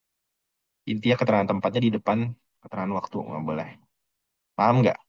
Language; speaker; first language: Indonesian; native; Indonesian